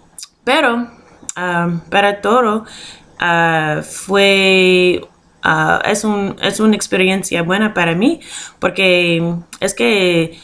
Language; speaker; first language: Spanish; non-native, learner; English